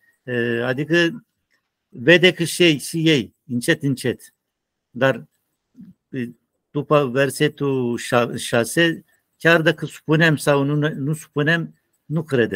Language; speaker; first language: Romanian; non-native, learner; Turkish